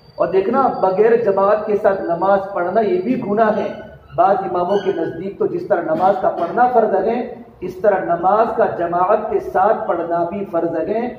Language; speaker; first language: Urdu; non-native, local second language; Gujarati